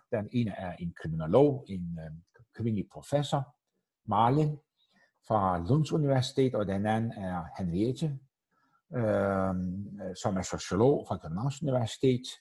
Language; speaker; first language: Danish; non-native, fluent; Turkish